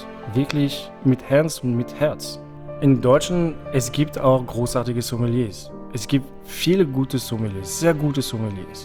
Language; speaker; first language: German; non-native, fluent; French